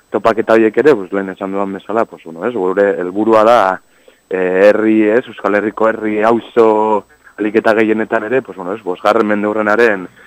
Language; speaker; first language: Basque; non-native, local second language; Spanish